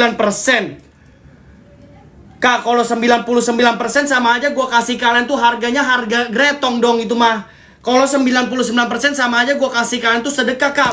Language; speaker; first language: Indonesian; native; Indonesian